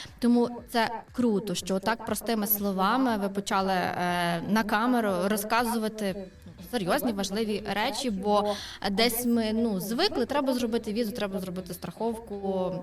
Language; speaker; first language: Ukrainian; native; Ukrainian